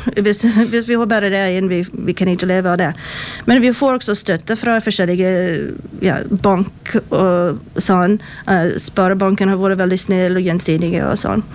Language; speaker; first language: Swedish; non-native, fluent; English